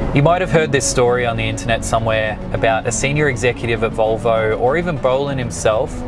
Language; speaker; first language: English; native; English